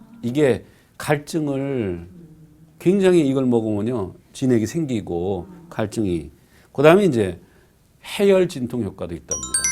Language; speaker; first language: Korean; native; Korean